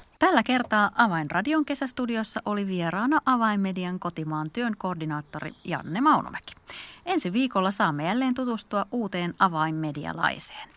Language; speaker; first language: Finnish; native; Finnish